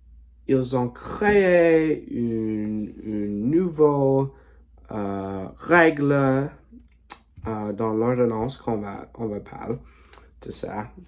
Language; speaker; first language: French; non-native, learner; English